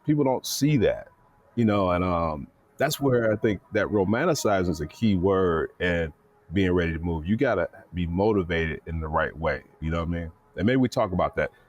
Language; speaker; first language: English; native; English